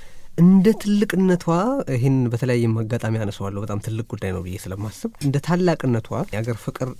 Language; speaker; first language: Amharic; native; Amharic